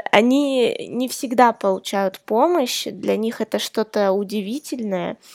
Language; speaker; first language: Russian; native; Russian